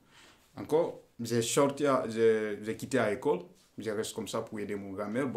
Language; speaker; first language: French; non-native, learner; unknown